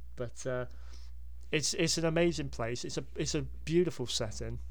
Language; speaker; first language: English; native; English